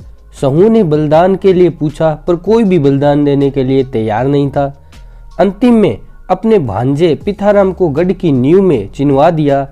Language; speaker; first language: Hindi; native; Hindi